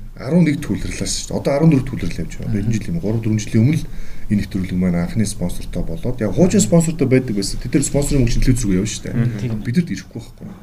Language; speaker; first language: Mongolian; native; Mongolian